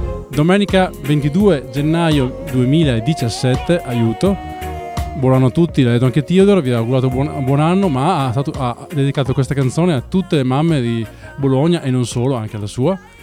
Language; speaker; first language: Italian; native; Italian